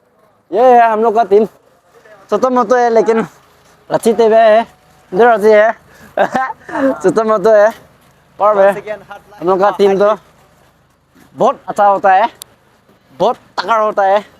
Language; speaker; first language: Hindi; non-native, local second language; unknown